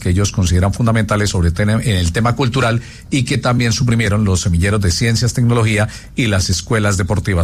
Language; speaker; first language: Spanish; native; Spanish